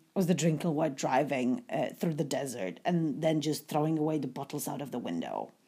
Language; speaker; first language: English; non-native, fluent; Polish